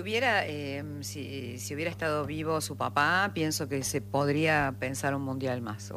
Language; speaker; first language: Spanish; native; Spanish